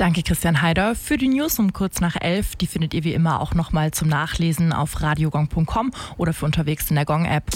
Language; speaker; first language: German; native; German